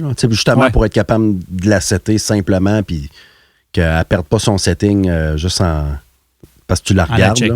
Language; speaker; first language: French; native; French